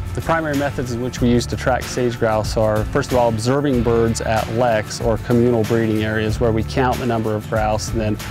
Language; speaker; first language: English; native; English